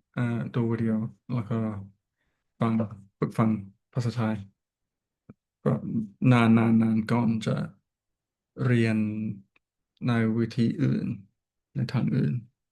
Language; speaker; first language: Thai; non-native, learner; English